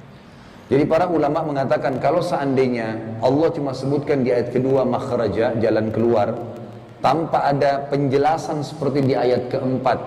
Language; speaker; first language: Indonesian; native; Indonesian